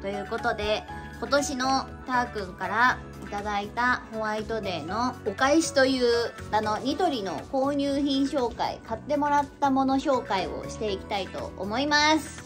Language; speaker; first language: Japanese; native; Japanese